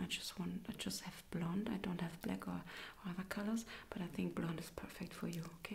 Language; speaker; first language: English; non-native, fluent; German